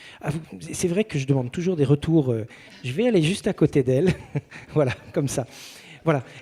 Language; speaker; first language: French; native; French